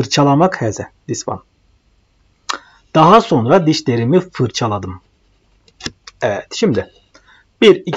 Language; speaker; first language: Turkish; non-native, fluent; Arabic